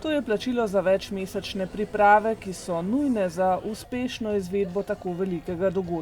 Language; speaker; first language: Slovenian; native; Slovenian